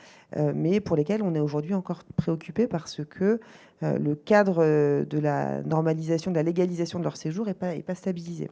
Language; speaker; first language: French; native; French